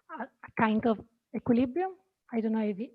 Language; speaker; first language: English; non-native, learner; Italian